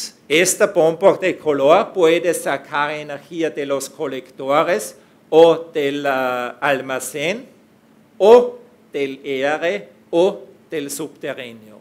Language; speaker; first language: Spanish; non-native, fluent; German